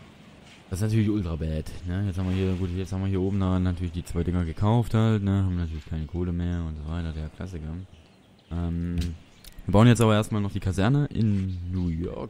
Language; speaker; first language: German; native; German